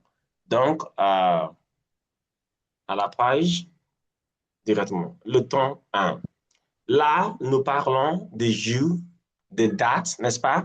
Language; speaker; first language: French; non-native, fluent; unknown